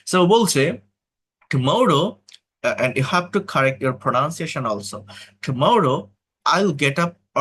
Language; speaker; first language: English; non-native, fluent; Bangla